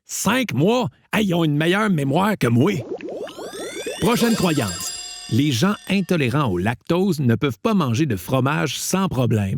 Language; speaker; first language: French; native; French